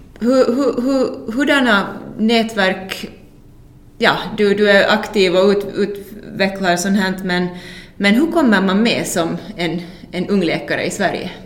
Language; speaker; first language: Swedish; native; Swedish